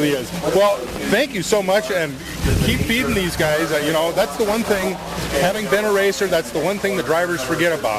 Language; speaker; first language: English; native; English